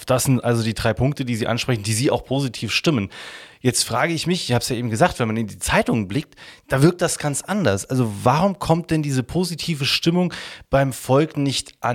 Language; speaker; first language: German; native; German